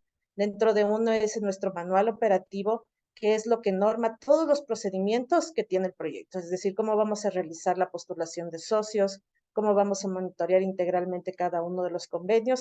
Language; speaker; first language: Spanish; native; Spanish